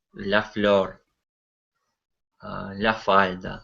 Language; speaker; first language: Spanish; non-native, learner; Russian